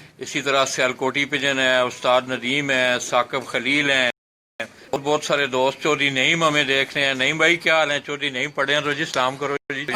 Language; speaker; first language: Urdu; non-native, local second language; Punjabi